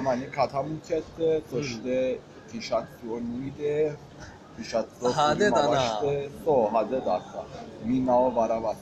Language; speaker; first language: Japanese; non-native, fluent; Persian